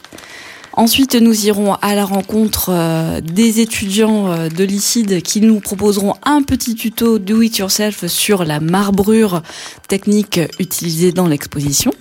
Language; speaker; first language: French; native; French